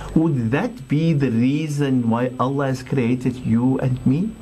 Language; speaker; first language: English; non-native, local second language; Afrikaans